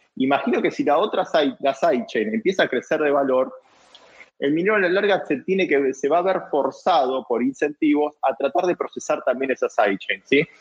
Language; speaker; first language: Spanish; native; Spanish